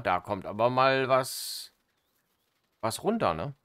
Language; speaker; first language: German; native; German